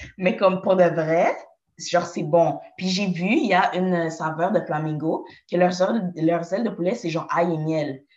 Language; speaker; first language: French; native; French